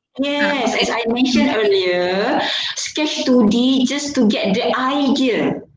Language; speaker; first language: English; non-native, local second language; Malay